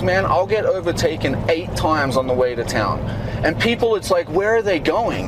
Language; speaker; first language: English; native; English